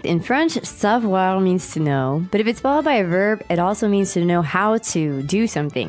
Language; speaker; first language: English; native; English